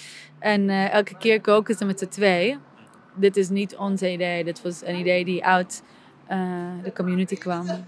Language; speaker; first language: Dutch; non-native, fluent; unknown